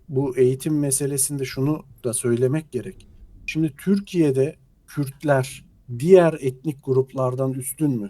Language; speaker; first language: Turkish; native; Turkish